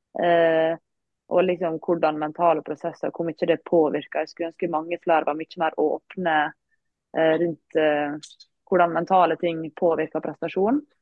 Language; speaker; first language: Norwegian; native; Norwegian